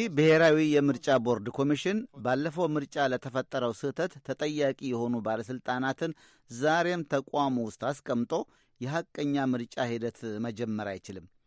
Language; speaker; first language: Amharic; native; Amharic